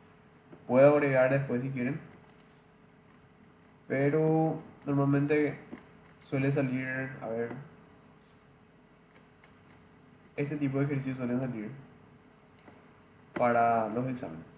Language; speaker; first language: Spanish; native; Spanish